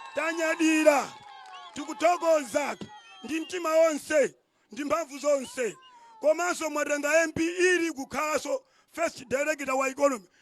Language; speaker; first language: Nyanja; non-native, local second language; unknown